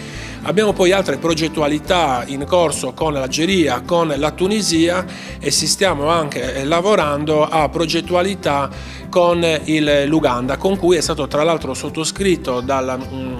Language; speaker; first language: Italian; native; Italian